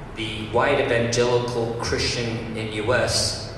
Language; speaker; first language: English; early bilingual, other home language; Romanian